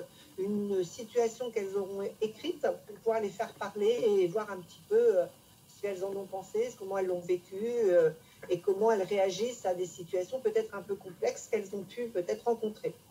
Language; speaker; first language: French; native; French